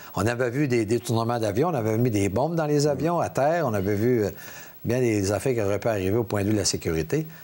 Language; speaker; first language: French; native; French